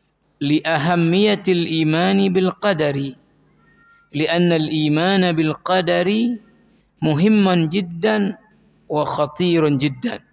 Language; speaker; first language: Arabic; non-native, fluent; Indonesian